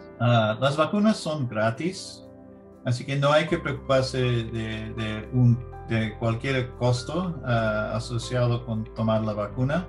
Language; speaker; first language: Spanish; early bilingual, heritage; English